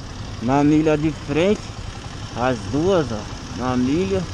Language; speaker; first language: Portuguese; native; Portuguese